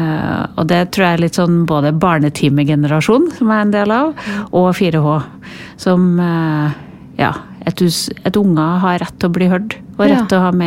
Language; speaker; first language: Norwegian; native; Norwegian